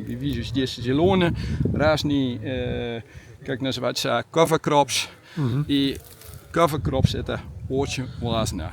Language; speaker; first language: Russian; non-native, learner; Dutch